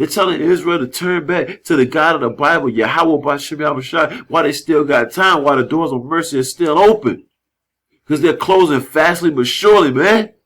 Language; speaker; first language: English; native; English